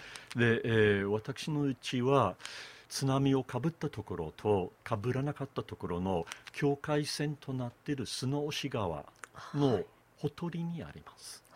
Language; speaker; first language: Japanese; non-native, fluent; English